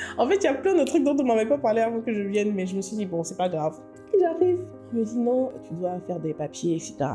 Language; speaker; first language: French; native; French